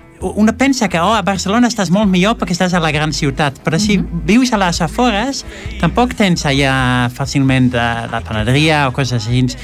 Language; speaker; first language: Catalan; non-native, fluent; Dutch